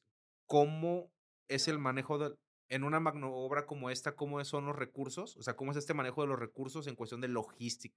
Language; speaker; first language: Spanish; native; Spanish